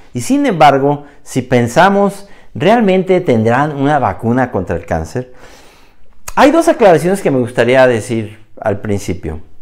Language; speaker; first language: Spanish; native; Spanish